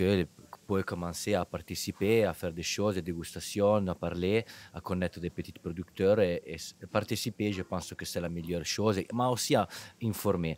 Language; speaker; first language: French; non-native, fluent; Italian